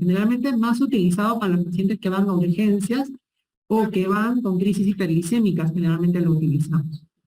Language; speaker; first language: Spanish; native; Spanish